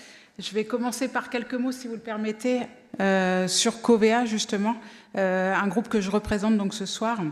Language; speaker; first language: French; native; French